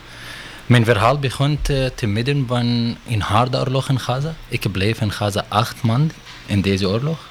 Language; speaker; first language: Dutch; non-native, learner; Arabic